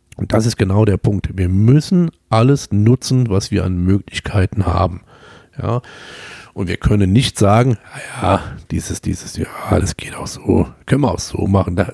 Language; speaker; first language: German; native; German